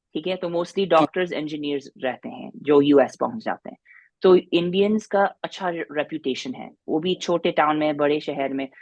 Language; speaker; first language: Hindi; non-native, fluent; English